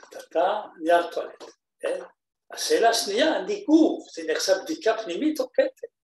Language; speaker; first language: Hebrew; non-native, fluent; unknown